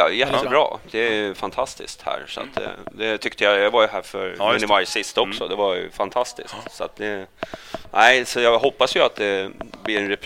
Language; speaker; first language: Swedish; native; Swedish